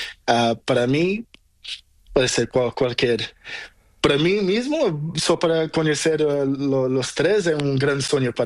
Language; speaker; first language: Spanish; non-native, learner; Portuguese